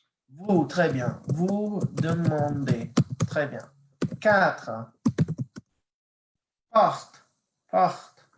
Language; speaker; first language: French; non-native, fluent; English